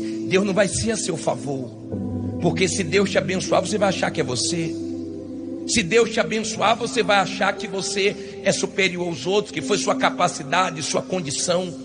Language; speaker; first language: Portuguese; native; Portuguese